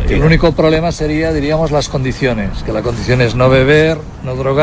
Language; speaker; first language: Spanish; native; Spanish